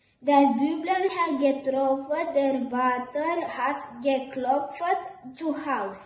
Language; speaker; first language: German; non-native, learner; Romanian